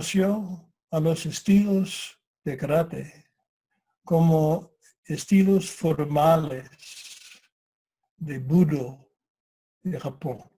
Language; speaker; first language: Spanish; non-native, fluent; English